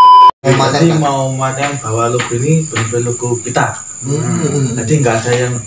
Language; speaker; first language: Indonesian; non-native, local second language; Javanese